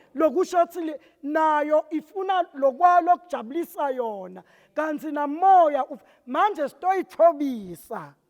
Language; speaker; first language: Zulu; non-native, local second language; Swati